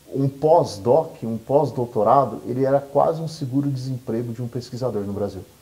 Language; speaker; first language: Portuguese; native; Portuguese